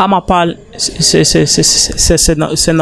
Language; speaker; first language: French; non-native, learner; Rundi